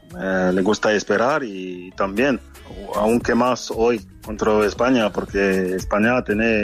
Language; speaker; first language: Spanish; non-native, fluent; French